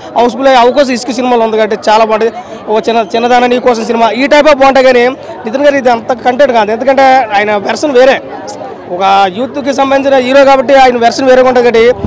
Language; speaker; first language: Telugu; native; Telugu